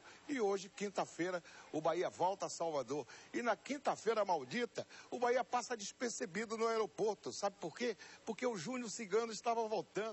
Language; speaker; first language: Portuguese; native; Portuguese